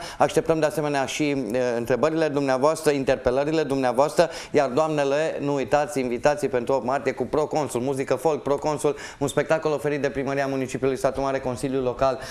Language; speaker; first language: Romanian; native; Romanian